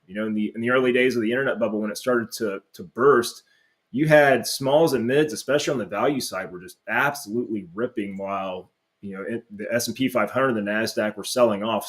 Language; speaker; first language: English; native; English